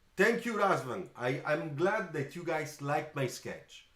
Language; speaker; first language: English; non-native, fluent; Italian